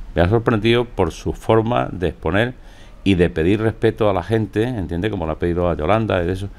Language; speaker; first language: Spanish; native; Spanish